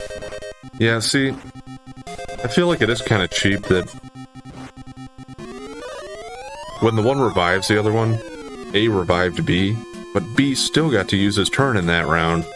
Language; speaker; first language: English; native; English